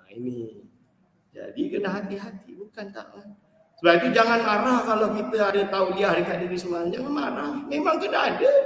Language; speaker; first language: Malay; native; Malay